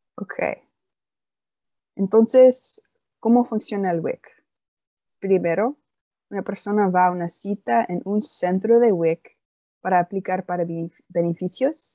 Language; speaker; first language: Spanish; non-native, fluent; English